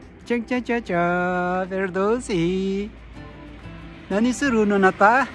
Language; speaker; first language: Japanese; non-native, learner; Portuguese